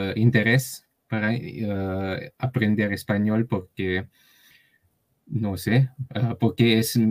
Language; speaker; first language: Spanish; non-native, learner; Chinese